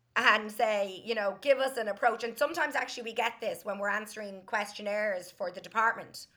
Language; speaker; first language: English; native; English